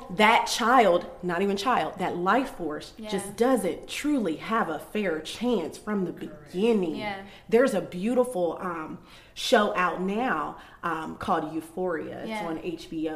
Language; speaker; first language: English; native; English